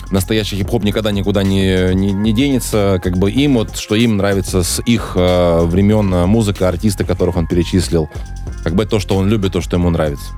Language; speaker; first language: Russian; native; Russian